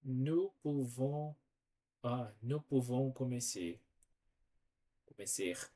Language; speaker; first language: French; non-native, learner; Portuguese